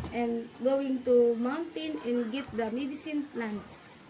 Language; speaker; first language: English; non-native, learner; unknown